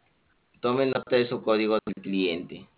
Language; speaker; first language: Spanish; native; Spanish